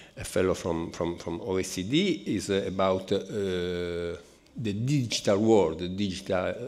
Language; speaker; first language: English; non-native, fluent; Italian